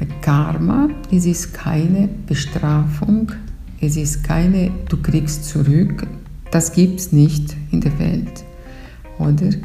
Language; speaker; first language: German; non-native, fluent; Portuguese